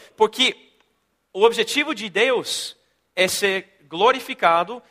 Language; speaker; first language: Portuguese; non-native, fluent; English